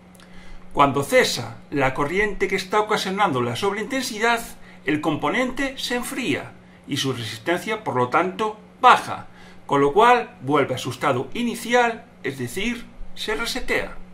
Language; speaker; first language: Spanish; native; Spanish